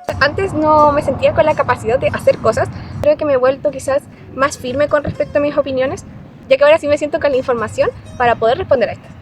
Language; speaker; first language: Spanish; native; Spanish